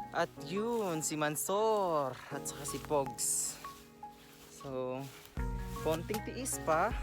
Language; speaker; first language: Filipino; non-native, local second language; Maguindanaon